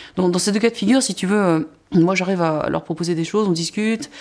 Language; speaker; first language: French; native; French